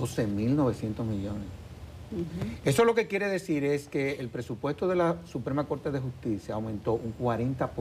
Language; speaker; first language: Spanish; native; Spanish